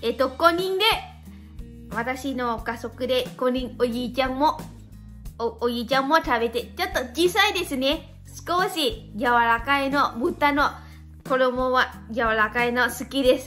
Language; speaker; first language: Japanese; non-native, learner; Lao